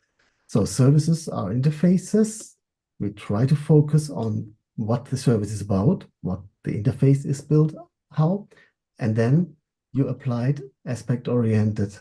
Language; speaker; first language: English; non-native, fluent; German